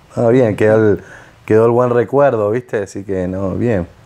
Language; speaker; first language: Spanish; native; Spanish